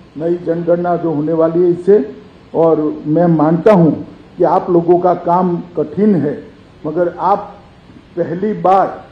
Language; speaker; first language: Hindi; non-native, local second language; Gujarati